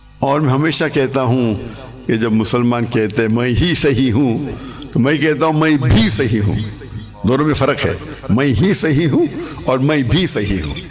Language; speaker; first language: Urdu; non-native, local second language; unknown